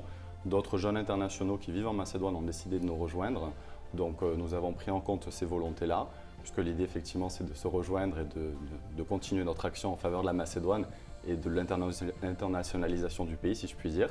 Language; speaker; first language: French; native; French